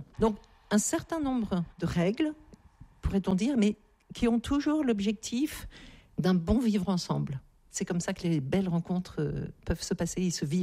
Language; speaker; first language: French; native; French